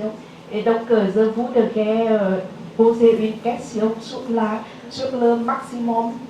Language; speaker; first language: French; non-native, learner; Vietnamese